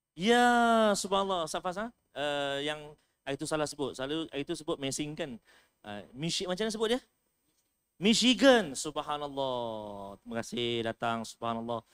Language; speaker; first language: Malay; native; Malay